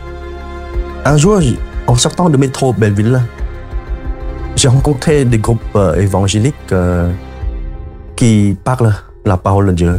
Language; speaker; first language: French; non-native, fluent; Khmer